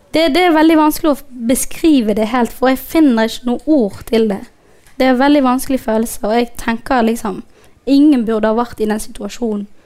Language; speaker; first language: Norwegian; non-native, fluent; Somali